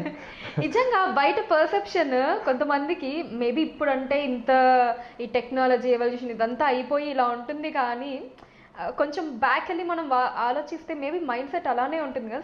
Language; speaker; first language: Telugu; native; Telugu